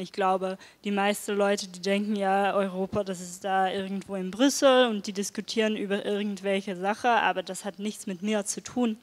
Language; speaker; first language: German; non-native, fluent; Dutch